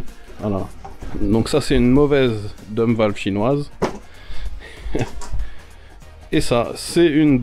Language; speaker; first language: French; native; French